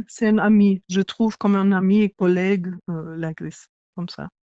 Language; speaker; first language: French; non-native, fluent; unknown